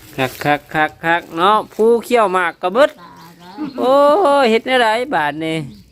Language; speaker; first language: Thai; native; Thai